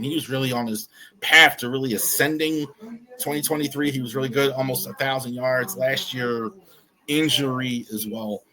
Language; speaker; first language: English; native; English